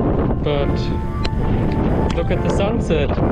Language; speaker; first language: English; non-native, fluent; German